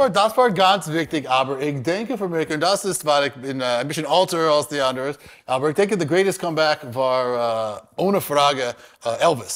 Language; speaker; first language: German; non-native, learner; English